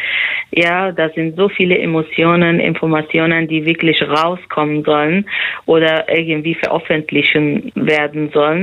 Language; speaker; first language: German; non-native, fluent; Persian